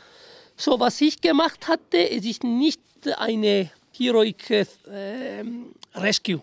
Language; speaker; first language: German; non-native, fluent; Italian